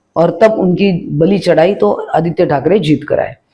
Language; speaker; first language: Hindi; non-native, local second language; Marathi